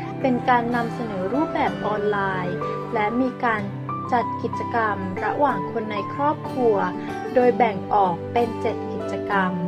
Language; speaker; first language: Thai; native; Thai